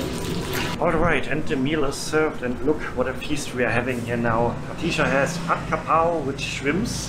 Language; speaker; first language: English; non-native, fluent; German